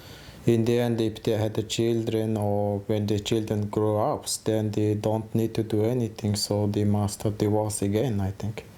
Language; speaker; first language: English; non-native, fluent; Mongolian